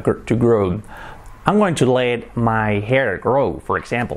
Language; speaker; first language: English; non-native, fluent; Spanish